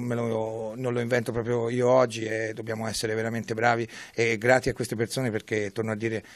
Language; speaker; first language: Italian; native; Italian